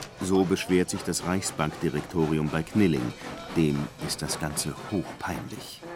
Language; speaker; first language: German; native; German